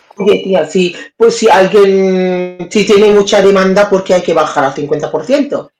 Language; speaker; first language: Spanish; non-native, learner; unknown